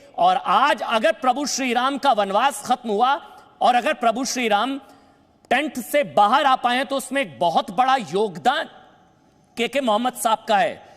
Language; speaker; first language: Hindi; native; Hindi